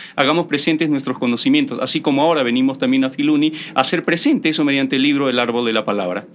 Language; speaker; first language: Spanish; native; Spanish